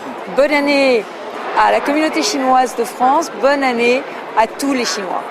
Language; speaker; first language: French; native; French